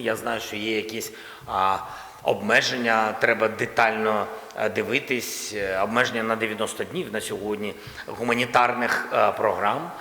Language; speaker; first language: Ukrainian; non-native, local second language; Russian